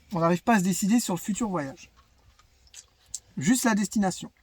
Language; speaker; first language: French; native; French